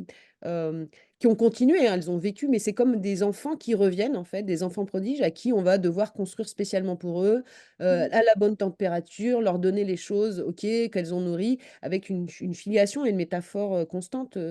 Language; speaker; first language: French; native; French